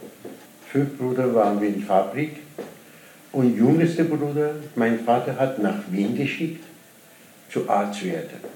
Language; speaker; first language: German; non-native, learner; Persian